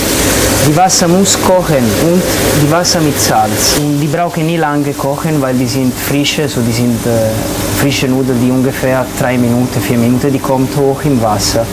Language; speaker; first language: German; non-native, learner; Italian